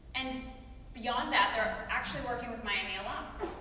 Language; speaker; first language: English; native; English